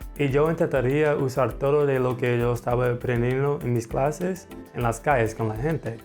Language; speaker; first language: Spanish; non-native, fluent; English